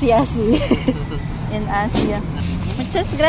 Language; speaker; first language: Spanish; non-native, learner; Filipino